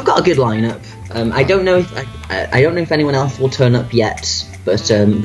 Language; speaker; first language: English; native; English